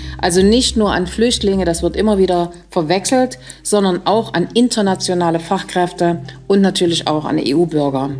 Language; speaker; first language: German; native; German